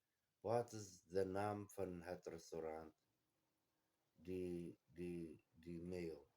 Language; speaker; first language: Dutch; non-native, learner; Kurdish